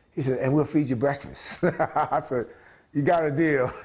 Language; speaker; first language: English; native; English